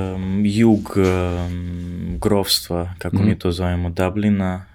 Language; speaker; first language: Serbian; non-native, fluent; English